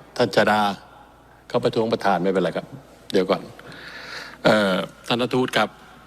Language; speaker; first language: Thai; native; Thai